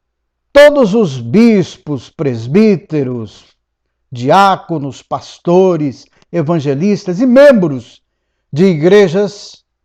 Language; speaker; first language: Portuguese; native; Portuguese